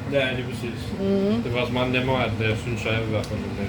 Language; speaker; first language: Danish; native; Danish